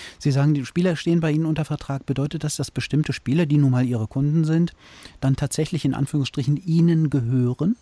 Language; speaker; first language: German; native; German